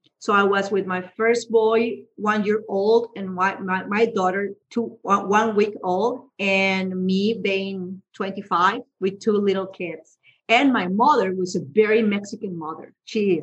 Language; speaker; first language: English; non-native, fluent; Spanish